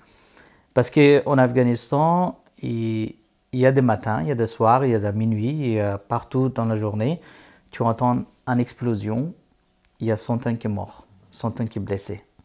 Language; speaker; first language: French; non-native, fluent; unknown